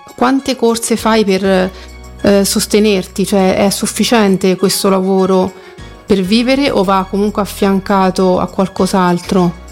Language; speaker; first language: Italian; native; Italian